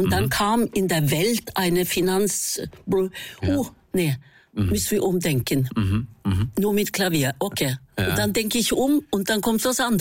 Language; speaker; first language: German; non-native, fluent; Norwegian